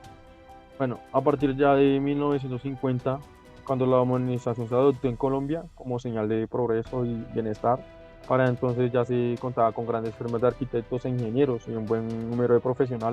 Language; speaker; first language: Spanish; native; Spanish